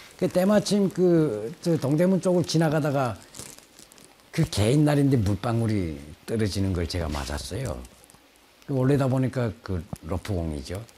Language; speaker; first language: Korean; native; Korean